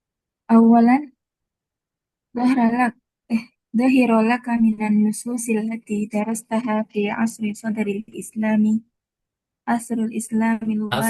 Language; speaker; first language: Arabic; non-native, learner; Indonesian